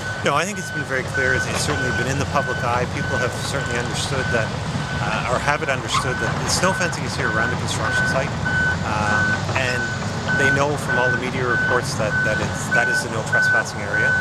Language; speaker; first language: English; native; English